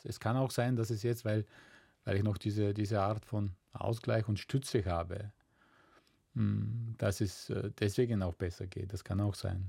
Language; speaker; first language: German; non-native, fluent; Bulgarian